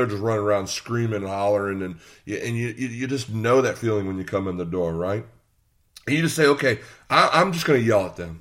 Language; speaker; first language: English; native; English